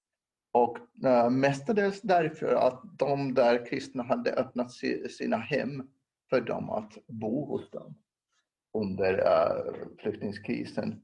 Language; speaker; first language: Swedish; non-native, local second language; Finnish